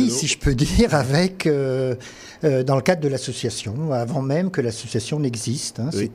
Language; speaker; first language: French; non-native, local second language; Catalan